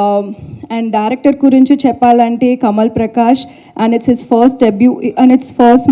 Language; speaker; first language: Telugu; non-native, learner; Tamil